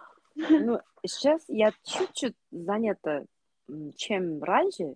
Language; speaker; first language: Russian; non-native, learner; Korean